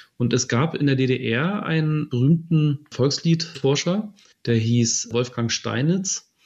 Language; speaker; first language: German; native; German